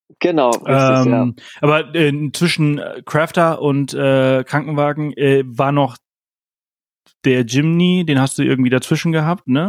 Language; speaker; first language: German; native; German